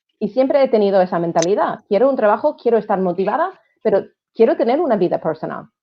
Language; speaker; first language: Spanish; non-native, fluent; English